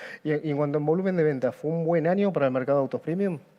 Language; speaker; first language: Spanish; native; Spanish